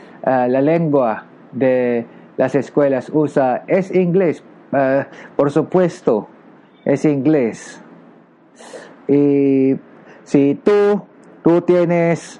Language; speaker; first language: Spanish; non-native, learner; Filipino